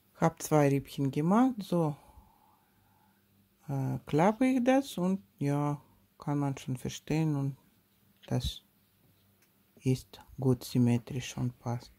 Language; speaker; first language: German; non-native, learner; Russian